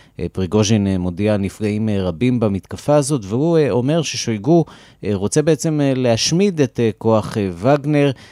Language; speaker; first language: Hebrew; native; Hebrew